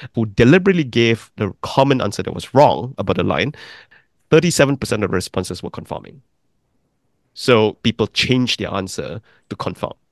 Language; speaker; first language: English; non-native, local second language; Chinese